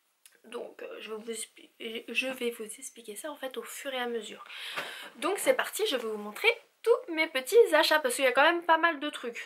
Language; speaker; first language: French; native; French